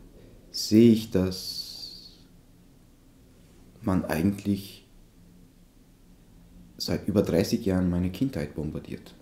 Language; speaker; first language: German; non-native, fluent; Turkish